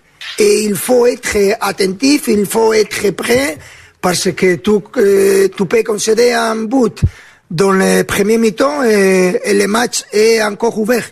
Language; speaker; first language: French; non-native, learner; Spanish